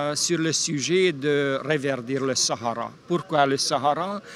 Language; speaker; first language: French; non-native, local second language; Hungarian